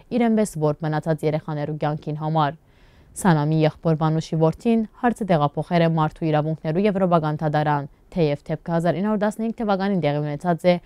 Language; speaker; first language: Armenian; early bilingual, heritage; Armenian